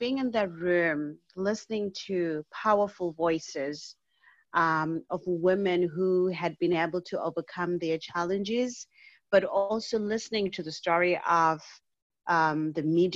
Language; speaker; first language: English; non-native, local second language; North Ndebele